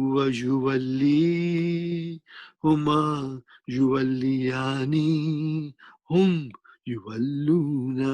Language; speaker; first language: Arabic; non-native, fluent; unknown